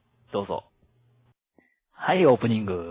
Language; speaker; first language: Japanese; native; Japanese